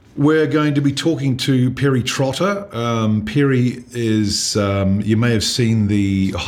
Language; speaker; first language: English; native; English